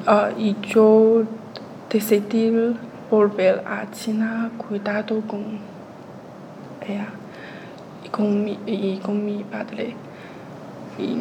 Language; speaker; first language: Spanish; non-native, learner; Chinese